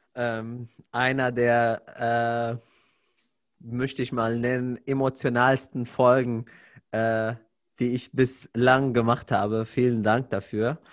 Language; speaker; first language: German; non-native, fluent; Arabic